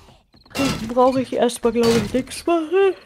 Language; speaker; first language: German; native; German